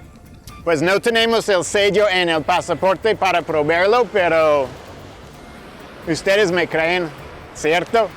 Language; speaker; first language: Spanish; non-native, fluent; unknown